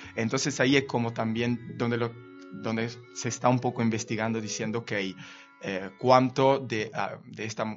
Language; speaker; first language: Spanish; non-native, fluent; Italian